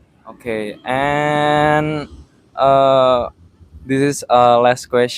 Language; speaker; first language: English; non-native, learner; Indonesian